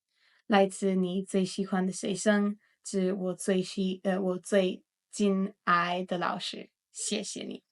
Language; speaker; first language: Chinese; non-native, learner; English